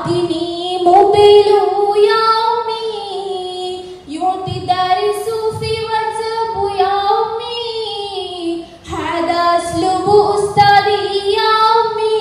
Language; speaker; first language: Arabic; non-native, learner; Malayalam